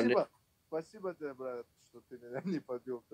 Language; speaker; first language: Russian; non-native, local second language; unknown